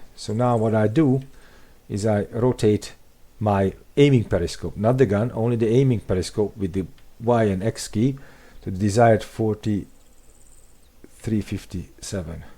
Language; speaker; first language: English; non-native, fluent; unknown